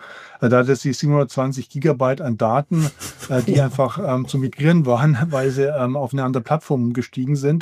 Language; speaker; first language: German; native; German